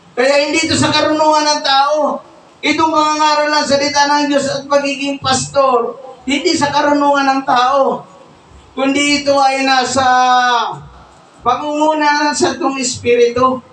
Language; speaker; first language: Filipino; non-native, local second language; Bikol